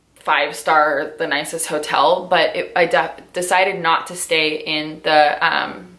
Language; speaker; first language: English; native; English